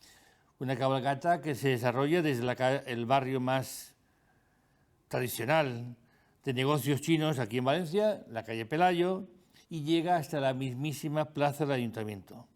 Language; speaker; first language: Spanish; native; Spanish